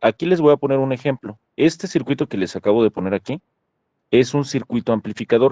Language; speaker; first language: Spanish; native; Spanish